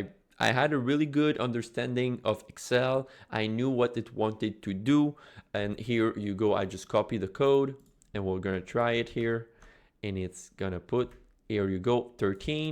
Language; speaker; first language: English; non-native, fluent; French